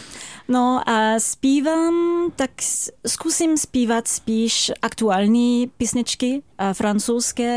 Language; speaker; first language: Czech; non-native, fluent; French